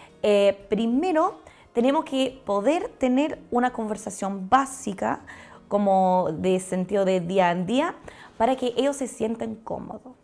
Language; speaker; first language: Spanish; non-native, fluent; English